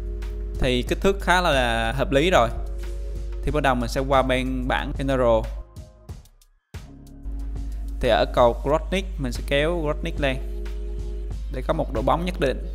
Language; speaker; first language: Vietnamese; native; Vietnamese